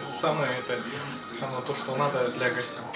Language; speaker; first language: Russian; non-native, local second language; Kazakh